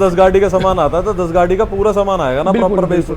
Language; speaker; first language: Hindi; native; Hindi